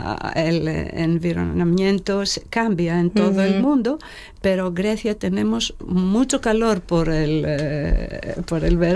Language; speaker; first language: Spanish; non-native, fluent; Greek